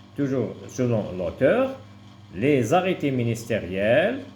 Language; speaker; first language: French; non-native, local second language; Arabic